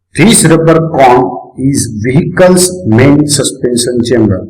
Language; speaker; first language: English; non-native, local second language; Gujarati